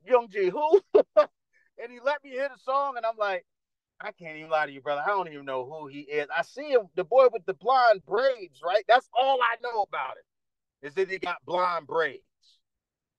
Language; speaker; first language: English; early bilingual, other home language; Spanish